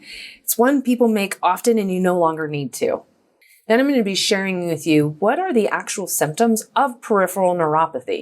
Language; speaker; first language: English; native; English